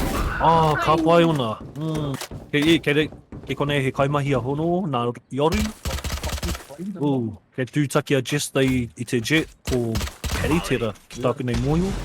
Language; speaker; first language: Māori; non-native, local second language; English